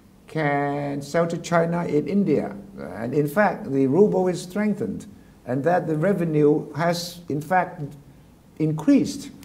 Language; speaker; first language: English; non-native, fluent; Thai